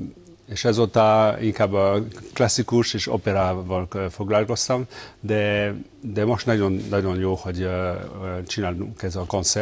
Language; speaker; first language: Hungarian; non-native, fluent; French